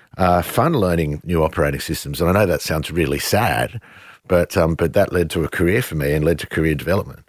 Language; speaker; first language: English; native; English